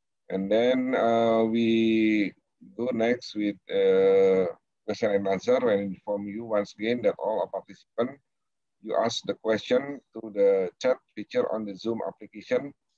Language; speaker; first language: English; non-native, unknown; Indonesian